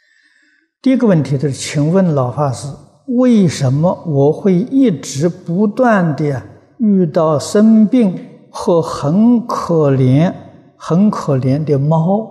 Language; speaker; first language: Chinese; native; Chinese